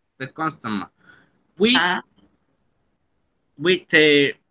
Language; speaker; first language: English; non-native, learner; Spanish